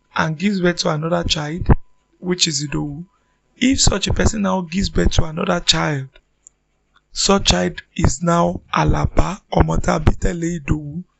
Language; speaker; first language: English; non-native, local second language; Yoruba